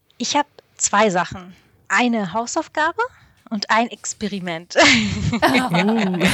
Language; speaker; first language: German; early bilingual, other home language; Arabic